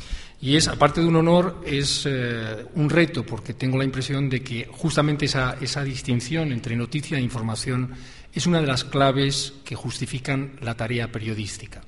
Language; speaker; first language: Spanish; native; Spanish